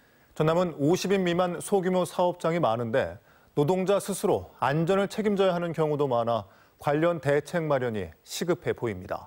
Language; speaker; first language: Korean; native; Korean